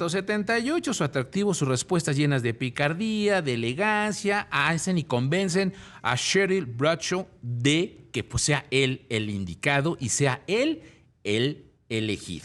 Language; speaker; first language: Spanish; native; Spanish